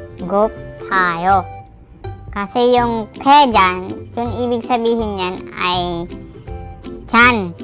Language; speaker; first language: Filipino; non-native, local second language; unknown